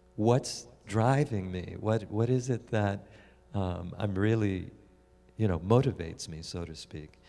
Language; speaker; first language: English; native; English